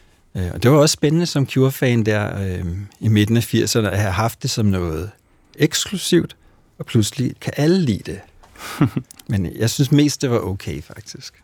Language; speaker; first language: Danish; native; Danish